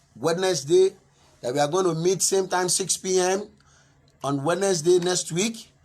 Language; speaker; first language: English; non-native, local second language; Yoruba